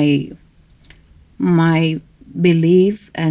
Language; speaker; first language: English; non-native, local second language; Cebuano